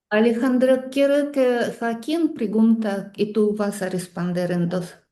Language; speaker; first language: Spanish; non-native, fluent; Russian